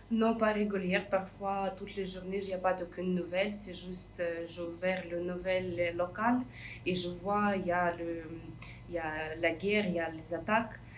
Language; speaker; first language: French; non-native, learner; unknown